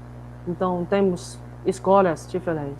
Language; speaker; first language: Portuguese; non-native, fluent; Chinese